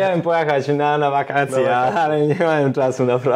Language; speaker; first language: Polish; non-native, learner; Serbian